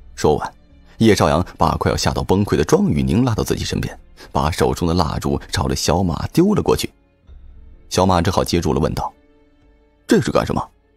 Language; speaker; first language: Chinese; native; Chinese